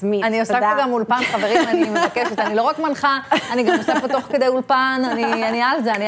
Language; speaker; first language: Hebrew; native; Hebrew